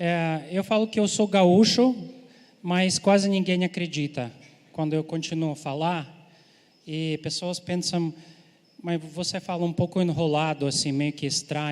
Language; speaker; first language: Portuguese; non-native, fluent; Ukrainian